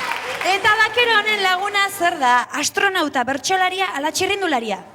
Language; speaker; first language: Basque; native; Basque